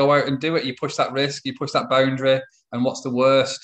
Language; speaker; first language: English; native; English